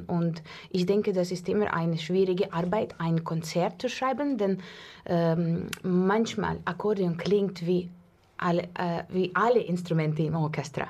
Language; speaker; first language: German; non-native, learner; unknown